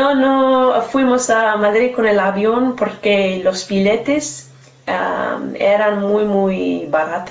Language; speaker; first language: Spanish; non-native, learner; English